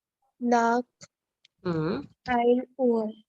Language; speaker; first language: German; non-native, learner; Hindi